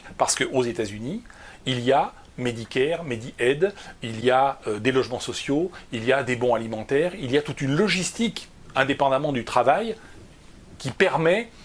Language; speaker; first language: French; native; French